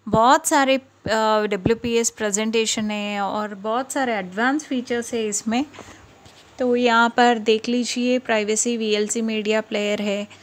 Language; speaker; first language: Hindi; non-native, local second language; Telugu